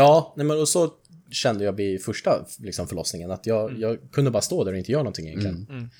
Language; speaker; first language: Swedish; native; Swedish